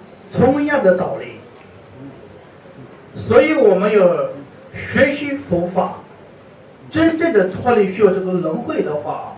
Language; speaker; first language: Chinese; non-native, fluent; Tibetan